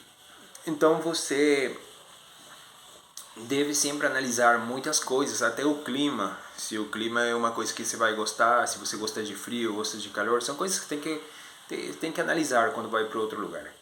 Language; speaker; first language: Portuguese; non-native, fluent; Spanish